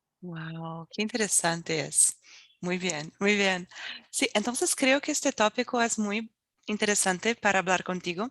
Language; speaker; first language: Spanish; non-native, fluent; Portuguese